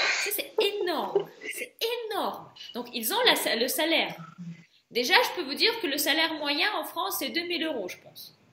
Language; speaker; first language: French; non-native, fluent; Russian